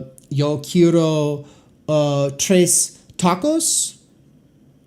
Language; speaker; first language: Spanish; non-native, learner; English